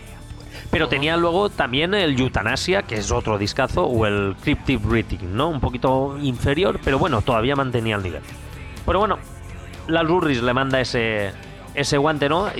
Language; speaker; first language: Spanish; native; Spanish